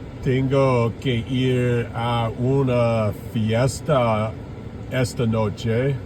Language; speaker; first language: Spanish; non-native, learner; English